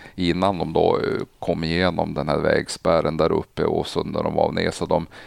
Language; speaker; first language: Swedish; native; Swedish